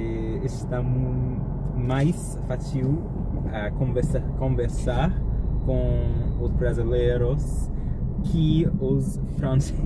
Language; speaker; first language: Portuguese; non-native, learner; English